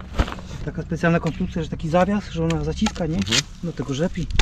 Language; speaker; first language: Polish; native; Polish